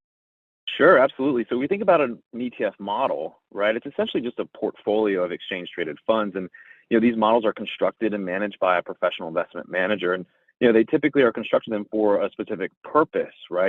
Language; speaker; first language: English; native; English